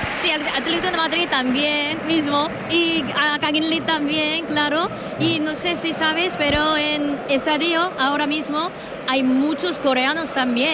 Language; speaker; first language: Spanish; non-native, learner; Korean